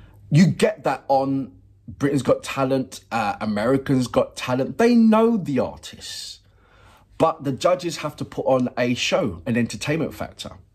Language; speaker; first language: English; native; English